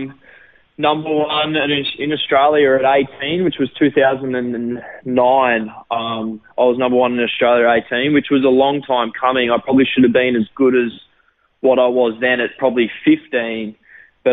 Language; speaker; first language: English; native; English